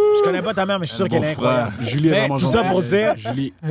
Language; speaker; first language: French; native; French